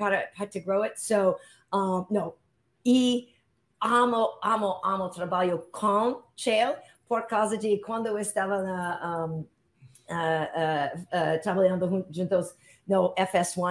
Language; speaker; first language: Portuguese; non-native, learner; English